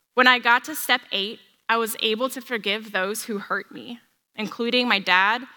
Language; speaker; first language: English; native; English